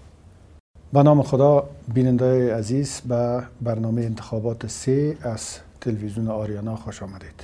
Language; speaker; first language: Persian; native; Persian